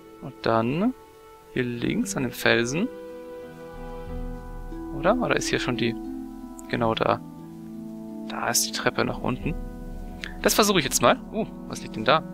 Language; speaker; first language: German; native; German